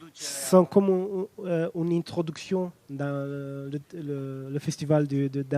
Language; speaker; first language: French; non-native, fluent; Romanian